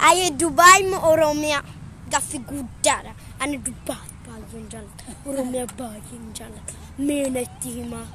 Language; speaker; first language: Oromo; early bilingual, heritage; Oromo